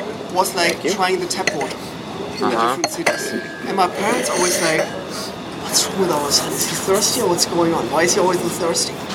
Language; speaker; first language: English; non-native, fluent; German